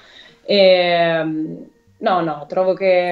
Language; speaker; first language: Italian; native; Italian